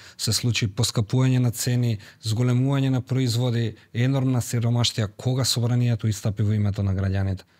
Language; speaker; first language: Macedonian; native; Macedonian